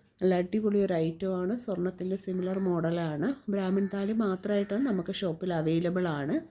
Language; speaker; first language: Malayalam; native; Malayalam